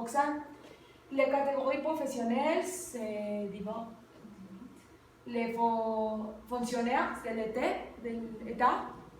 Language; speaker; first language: French; non-native, learner; Spanish